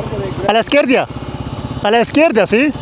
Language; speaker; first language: Spanish; non-native, learner; Urdu